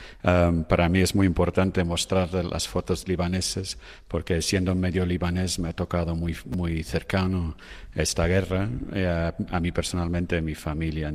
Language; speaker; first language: Spanish; non-native, fluent; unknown